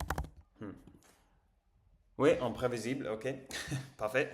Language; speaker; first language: French; non-native, learner; English